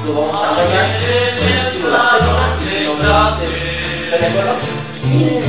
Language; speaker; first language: Spanish; native; Spanish